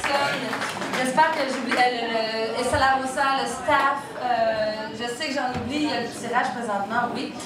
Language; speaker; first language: French; native; French